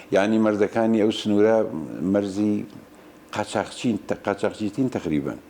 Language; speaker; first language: Central Kurdish; non-native, local second language; Gurani